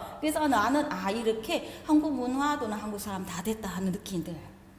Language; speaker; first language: Korean; non-native, learner; Vietnamese